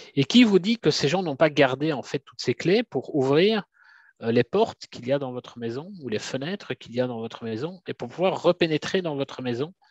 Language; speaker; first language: French; native; French